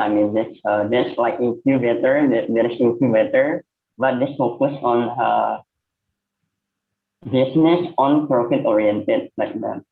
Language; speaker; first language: English; non-native, learner; Indonesian